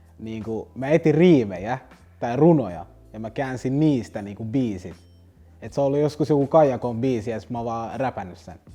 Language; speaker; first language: Finnish; early bilingual, other home language; Lingala